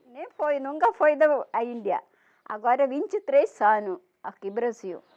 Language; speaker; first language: Portuguese; non-native, learner; Malayalam